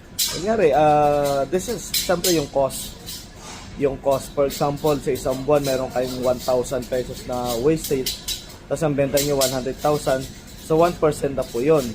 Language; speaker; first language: Filipino; native; Filipino